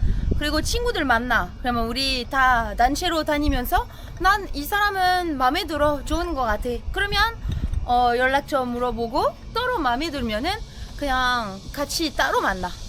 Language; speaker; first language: Korean; non-native, fluent; French